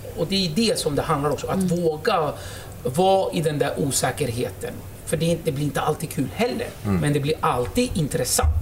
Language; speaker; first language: Swedish; early bilingual, other home language; Kurdish